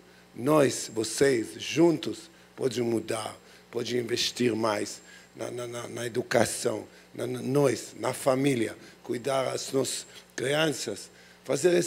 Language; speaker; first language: Portuguese; non-native, learner; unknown